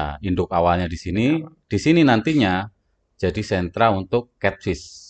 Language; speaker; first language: Indonesian; non-native, local second language; Javanese